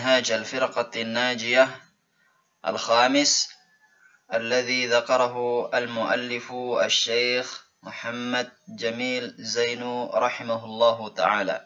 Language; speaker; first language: Arabic; non-native, fluent; Indonesian